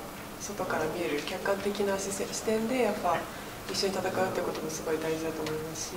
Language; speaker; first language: Japanese; native; Japanese